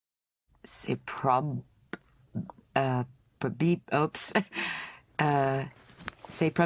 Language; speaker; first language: French; non-native, learner; English